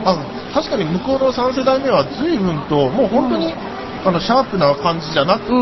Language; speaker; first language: Japanese; native; Japanese